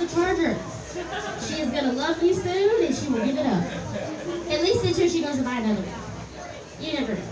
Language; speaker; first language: English; native; English